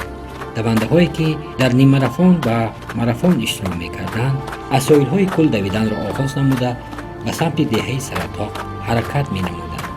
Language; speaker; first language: Persian; native; Persian